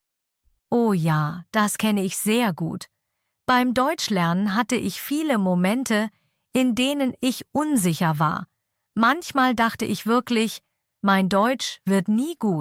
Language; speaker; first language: German; native; German